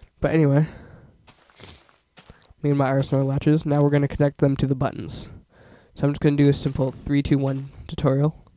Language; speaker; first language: English; native; English